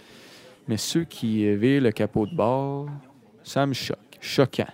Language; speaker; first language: French; native; French